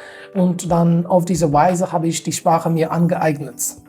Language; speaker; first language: German; non-native, fluent; Haryanvi